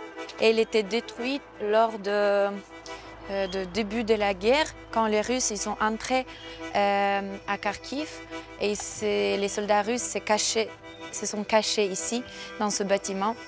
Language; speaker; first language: French; non-native, fluent; Ukrainian